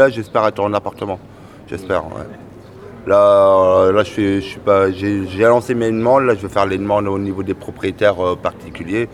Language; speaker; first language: French; native; French